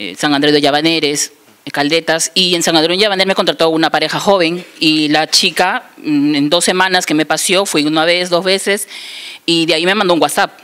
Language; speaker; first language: Spanish; native; Spanish